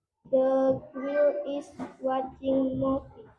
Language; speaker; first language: English; non-native, learner; Indonesian